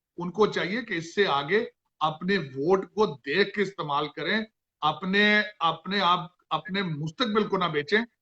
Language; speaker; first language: Urdu; non-native, local second language; Punjabi